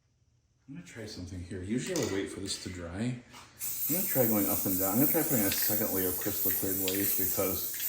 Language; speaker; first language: English; native; English